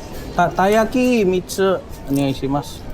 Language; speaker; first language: Japanese; non-native, learner; Filipino